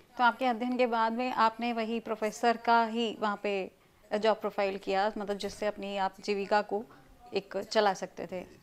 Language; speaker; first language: Hindi; native; Hindi